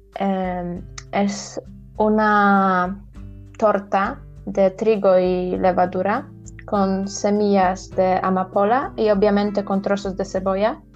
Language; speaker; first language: Spanish; non-native, learner; Polish